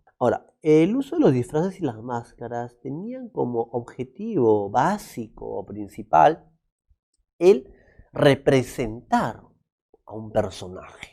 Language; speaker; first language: Spanish; native; Spanish